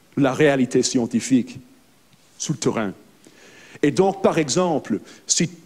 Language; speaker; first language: French; non-native, fluent; English